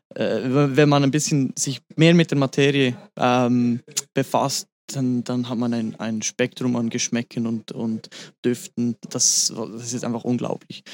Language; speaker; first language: German; native; German